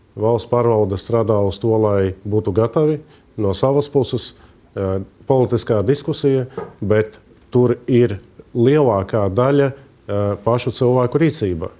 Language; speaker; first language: Latvian; native; Latvian